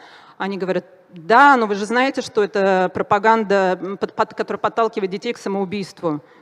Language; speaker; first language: Russian; native; Russian